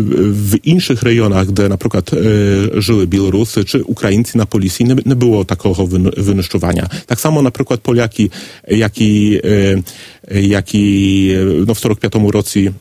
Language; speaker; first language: Polish; non-native, learner; Ukrainian